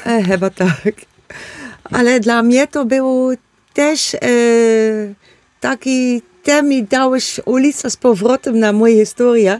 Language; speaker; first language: Polish; non-native, learner; Dutch